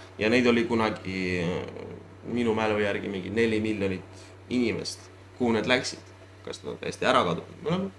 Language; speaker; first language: Estonian; non-native, local second language; Russian